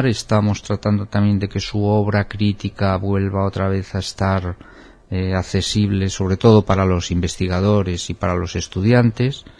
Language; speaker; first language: Spanish; native; Spanish